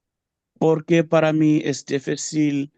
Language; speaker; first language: Spanish; non-native, learner; English